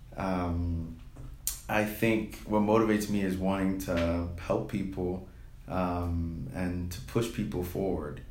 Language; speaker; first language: English; native; English